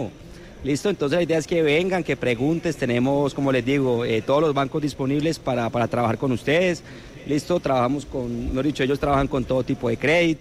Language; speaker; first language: Spanish; native; Spanish